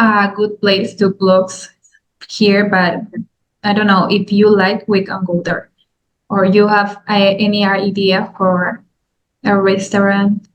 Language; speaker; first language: English; non-native, learner; Spanish